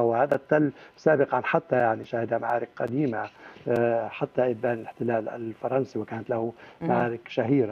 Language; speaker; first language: Arabic; native; Arabic